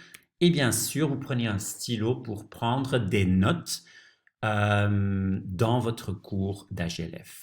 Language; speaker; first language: French; non-native, fluent; Dutch